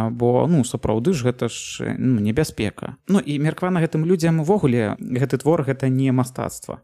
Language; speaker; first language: Belarusian; native; Belarusian